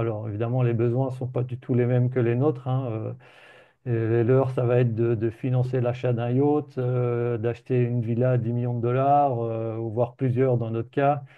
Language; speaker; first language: French; native; French